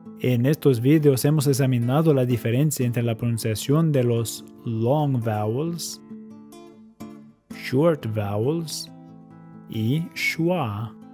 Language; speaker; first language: Spanish; non-native, fluent; English